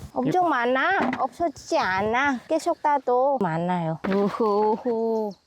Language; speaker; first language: Korean; non-native, learner; Vietnamese